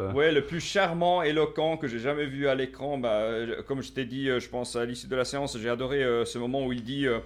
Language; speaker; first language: French; native; French